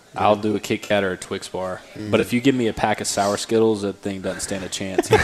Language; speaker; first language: English; native; English